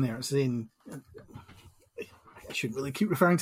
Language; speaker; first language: English; native; English